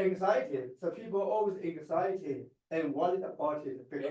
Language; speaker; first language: English; non-native, learner; Chinese